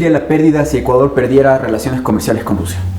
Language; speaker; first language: Spanish; native; Spanish